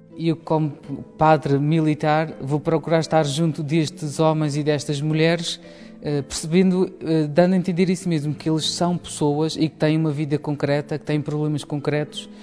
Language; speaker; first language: Portuguese; native; Portuguese